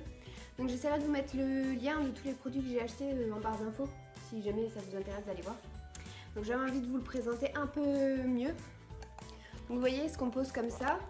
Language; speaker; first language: French; native; French